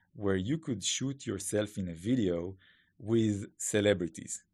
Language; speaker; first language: English; non-native, fluent; Hebrew